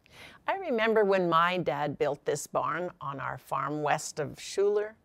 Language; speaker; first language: English; native; English